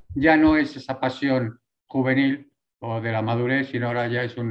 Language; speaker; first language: Spanish; native; Spanish